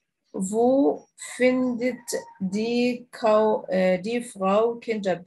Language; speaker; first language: German; non-native, fluent; Arabic